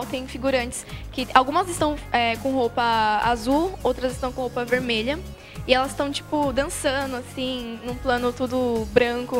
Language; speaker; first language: Portuguese; native; Portuguese